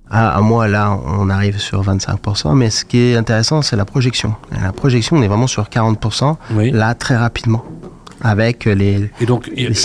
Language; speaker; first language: French; native; French